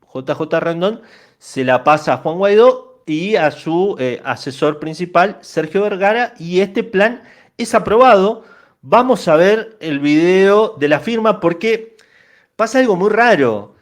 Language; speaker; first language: Spanish; native; Spanish